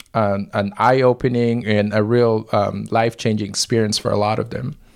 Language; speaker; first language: English; non-native, local second language; Filipino